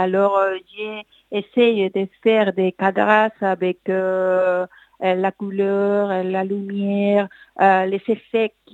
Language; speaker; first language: French; non-native, fluent; Spanish